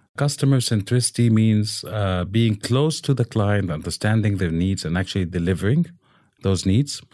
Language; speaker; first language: English; non-native, local second language; Arabic